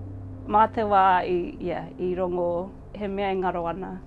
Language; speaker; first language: Māori; non-native, local second language; English